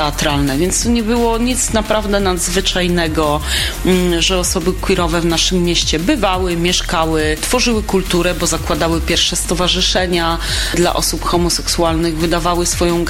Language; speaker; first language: Polish; native; Polish